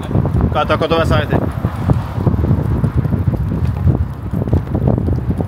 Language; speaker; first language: French; native; French